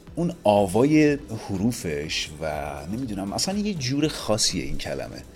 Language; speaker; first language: Persian; native; Persian